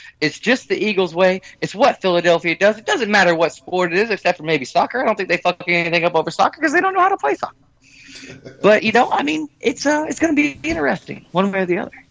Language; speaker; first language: English; native; English